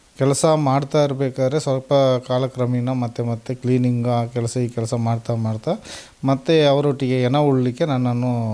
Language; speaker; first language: Kannada; native; Kannada